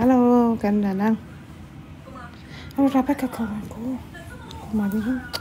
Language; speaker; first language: Filipino; non-native, learner; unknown